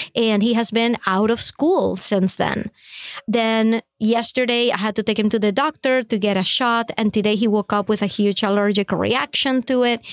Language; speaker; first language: English; non-native, fluent; Spanish